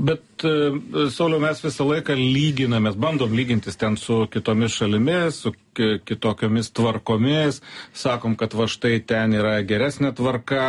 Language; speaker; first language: Lithuanian; native; Lithuanian